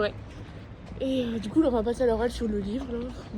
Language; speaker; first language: French; native; French